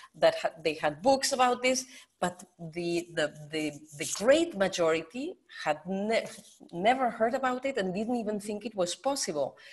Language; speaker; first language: English; non-native, fluent; Spanish